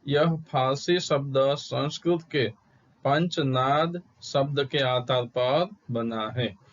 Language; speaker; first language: Hindi; non-native, local second language; Gujarati